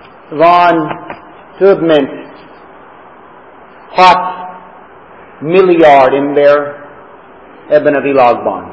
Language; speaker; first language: Hungarian; non-native, fluent; English